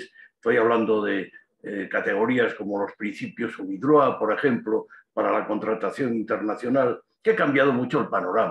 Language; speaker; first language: Spanish; native; Spanish